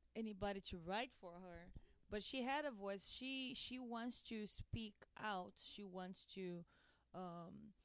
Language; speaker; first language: English; non-native, learner; Portuguese